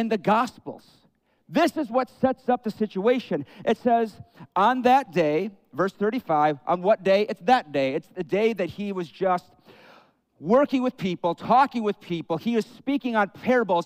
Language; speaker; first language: English; native; English